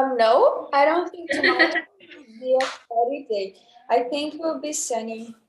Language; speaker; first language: English; non-native, learner; Portuguese